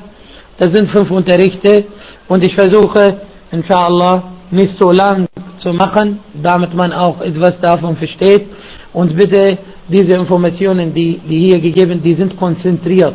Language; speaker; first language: German; non-native, fluent; Arabic